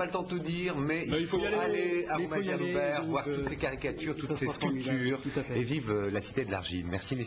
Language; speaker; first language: French; native; French